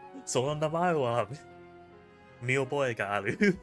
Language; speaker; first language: Japanese; non-native, learner; English